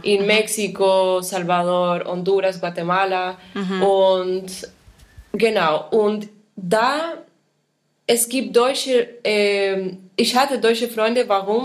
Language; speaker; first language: German; non-native, fluent; Spanish